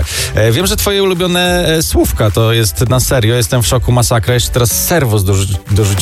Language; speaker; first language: Polish; native; Polish